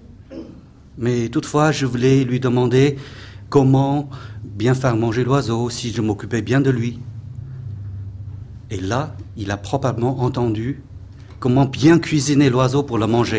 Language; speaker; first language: French; non-native, fluent; Chinese